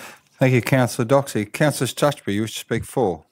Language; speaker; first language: English; native; English